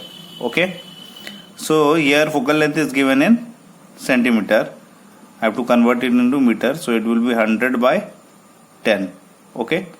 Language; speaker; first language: English; non-native, local second language; Hindi